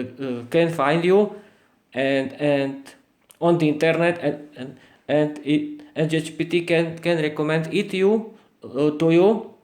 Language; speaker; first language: English; non-native, learner; Slovak